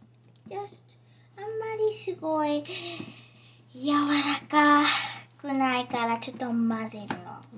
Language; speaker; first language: Japanese; early bilingual, heritage; Japanese